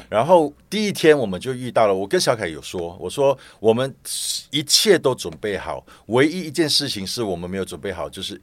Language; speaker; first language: Chinese; native; Chinese